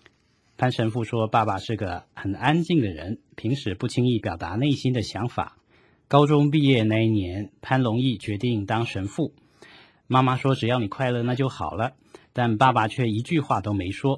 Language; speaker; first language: Chinese; native; Chinese